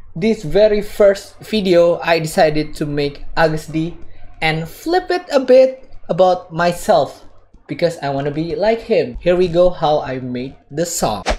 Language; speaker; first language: English; non-native, fluent; Indonesian